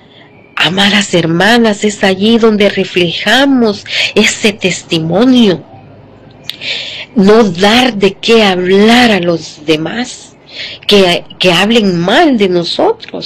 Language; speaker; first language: Spanish; native; Spanish